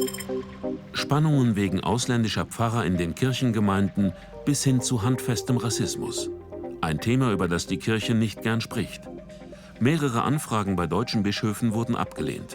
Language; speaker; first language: German; native; German